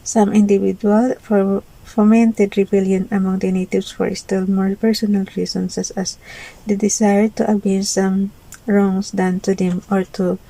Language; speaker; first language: English; non-native, local second language; Filipino